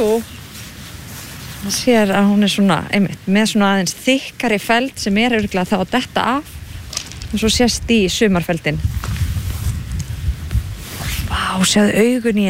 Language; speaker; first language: Icelandic; native; Icelandic